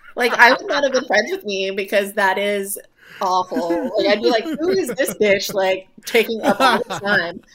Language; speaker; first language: English; native; English